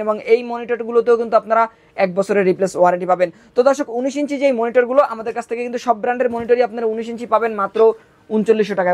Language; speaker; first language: Bangla; native; Bangla